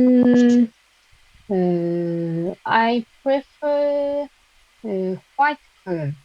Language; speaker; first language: English; non-native, learner; Japanese